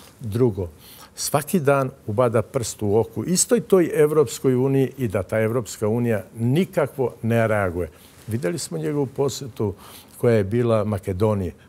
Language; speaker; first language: Bosnian; non-native, local second language; Albanian